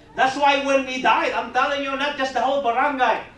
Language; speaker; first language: English; non-native, local second language; Filipino